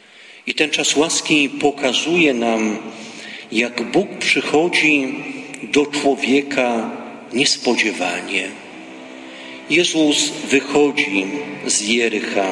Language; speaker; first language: Polish; native; Polish